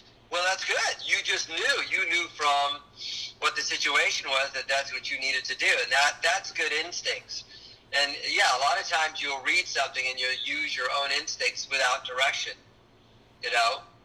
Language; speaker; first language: English; early bilingual, other home language; Spanish